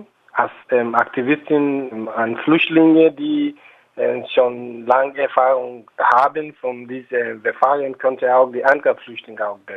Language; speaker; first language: German; non-native, fluent; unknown